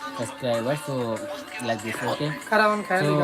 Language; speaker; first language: English; non-native, learner; Bangla